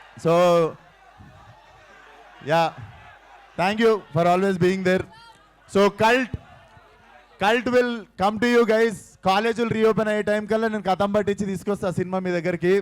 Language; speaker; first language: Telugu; native; Telugu